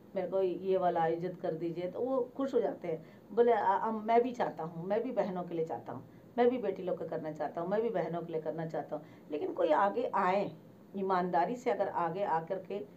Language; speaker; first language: Hindi; native; Hindi